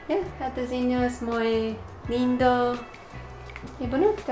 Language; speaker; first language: Spanish; non-native, learner; English